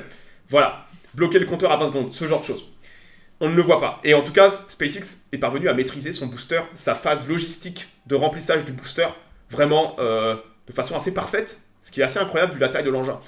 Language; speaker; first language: French; native; French